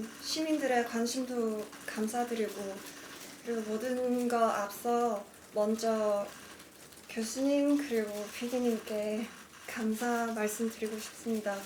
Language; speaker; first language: Korean; non-native, fluent; Cantonese